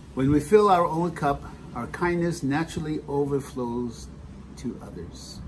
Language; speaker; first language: English; native; English